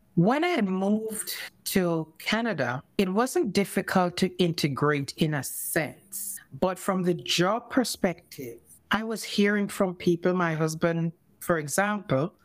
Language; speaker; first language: English; native; English